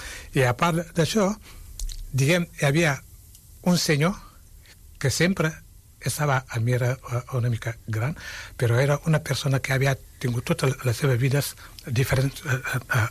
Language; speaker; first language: Catalan; non-native, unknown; Wolof